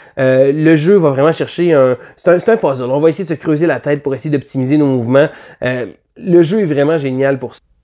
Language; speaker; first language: French; native; French